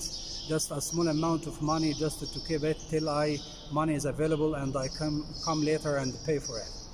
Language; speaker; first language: English; non-native, fluent; Arabic